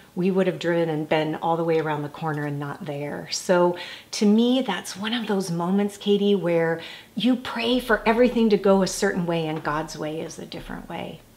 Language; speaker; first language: English; native; English